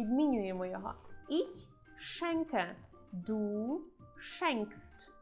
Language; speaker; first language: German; non-native, fluent; Ukrainian